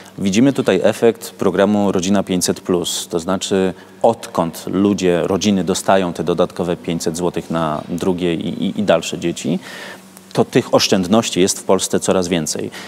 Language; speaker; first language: Polish; native; Polish